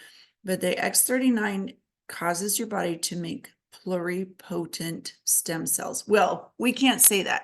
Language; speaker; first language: English; native; English